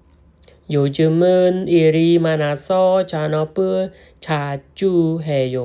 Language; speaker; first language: Korean; non-native, learner; Khmer